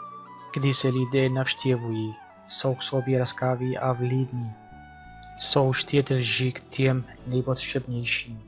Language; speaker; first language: Czech; non-native, learner; Arabic